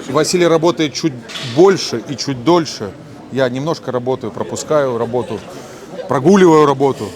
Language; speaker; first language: Russian; native; Russian